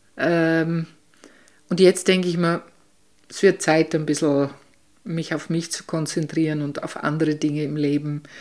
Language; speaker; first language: German; native; German